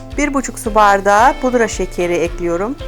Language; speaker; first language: Turkish; native; Turkish